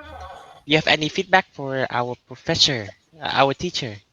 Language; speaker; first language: English; non-native, learner; Vietnamese